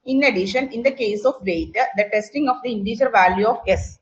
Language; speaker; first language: English; non-native, local second language; Malayalam